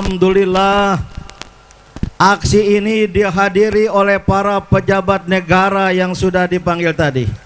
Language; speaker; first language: Indonesian; native; Indonesian